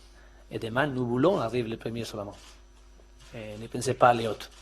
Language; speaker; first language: French; non-native, learner; Spanish